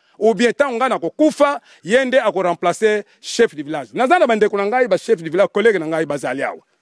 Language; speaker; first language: Lingala; non-native, local second language; Kongo